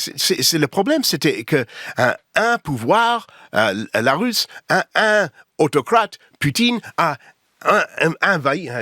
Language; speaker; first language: French; non-native, learner; English